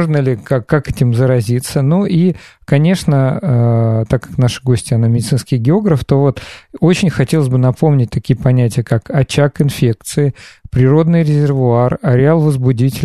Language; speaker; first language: Russian; native; Russian